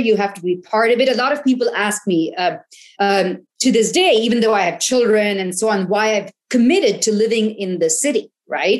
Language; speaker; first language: English; non-native, local second language; Tamil